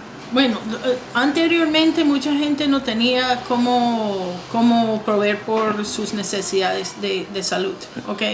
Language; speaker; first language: Spanish; non-native, fluent; English